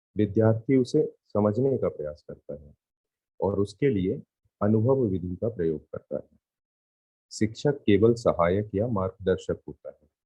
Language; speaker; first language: Hindi; native; Hindi